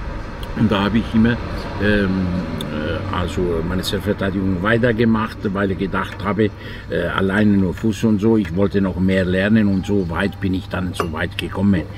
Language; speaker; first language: German; non-native, fluent; Italian